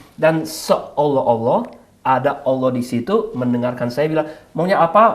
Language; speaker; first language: Indonesian; non-native, fluent; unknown